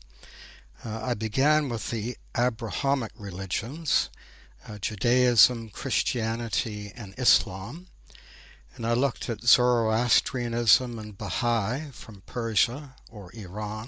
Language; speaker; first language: English; native; English